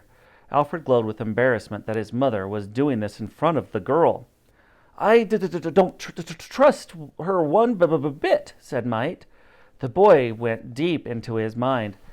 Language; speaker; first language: English; native; English